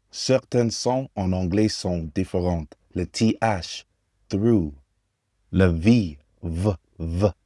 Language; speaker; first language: French; non-native, fluent; English